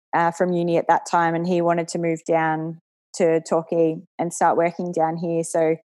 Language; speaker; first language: English; native; English